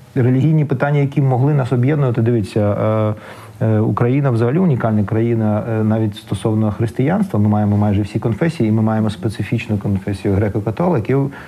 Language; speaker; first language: Ukrainian; non-native, local second language; Russian